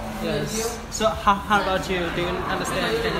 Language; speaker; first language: English; non-native, fluent; Cantonese